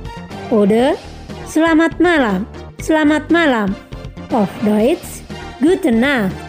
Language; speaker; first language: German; non-native, fluent; Indonesian